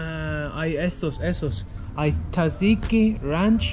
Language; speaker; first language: Spanish; non-native, learner; English